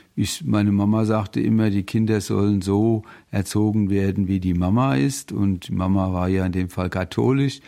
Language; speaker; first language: German; native; German